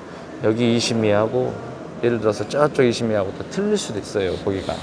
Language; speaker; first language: Korean; native; Korean